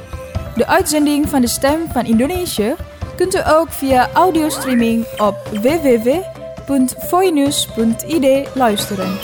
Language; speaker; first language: Dutch; non-native, fluent; Indonesian